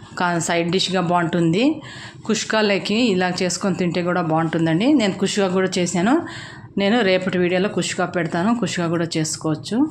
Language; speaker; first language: Telugu; native; Telugu